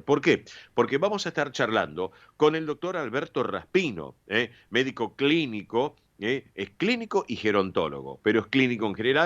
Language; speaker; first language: Spanish; native; Spanish